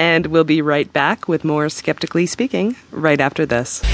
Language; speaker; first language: English; native; English